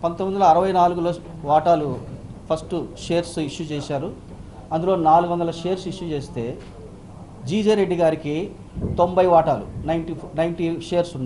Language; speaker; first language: Telugu; native; Telugu